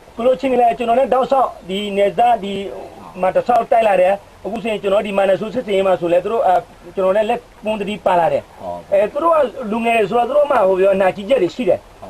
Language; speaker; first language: Burmese; non-native, local second language; S'gaw Karen